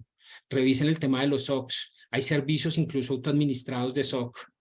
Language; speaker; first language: Spanish; native; Spanish